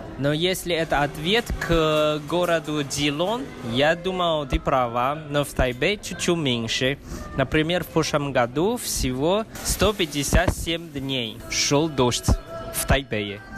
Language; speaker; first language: Russian; non-native, fluent; Chinese